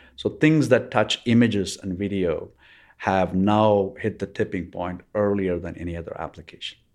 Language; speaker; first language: English; non-native, local second language; Tamil